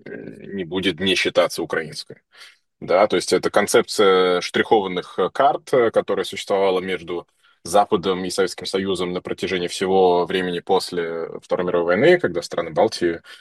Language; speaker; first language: Russian; native; Russian